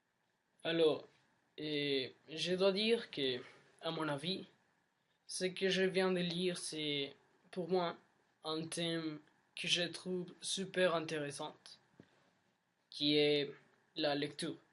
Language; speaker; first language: French; non-native, learner; Spanish